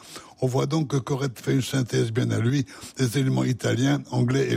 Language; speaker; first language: French; native; French